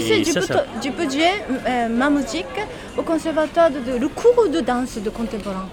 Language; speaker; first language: French; non-native, learner; Japanese